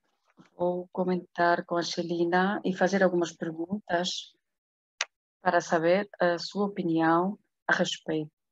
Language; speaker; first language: Spanish; non-native, fluent; Portuguese